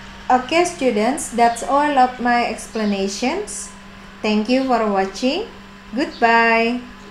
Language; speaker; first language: English; non-native, fluent; Indonesian